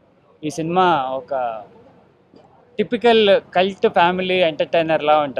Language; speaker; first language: Telugu; native; Telugu